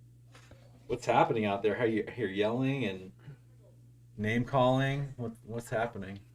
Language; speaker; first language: English; native; English